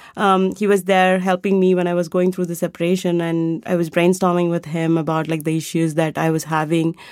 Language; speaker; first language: English; non-native, local second language; Tamil